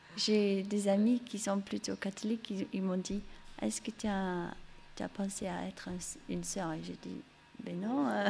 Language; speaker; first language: French; early bilingual, heritage; English